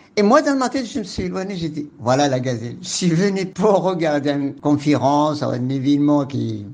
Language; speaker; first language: French; non-native, local second language; Arabic